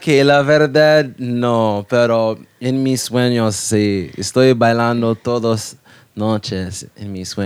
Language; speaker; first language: Spanish; non-native, learner; English